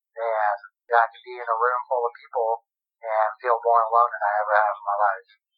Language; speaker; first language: English; native; English